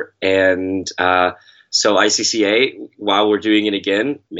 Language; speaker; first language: English; native; English